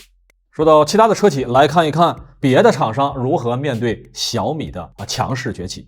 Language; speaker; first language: Chinese; native; Chinese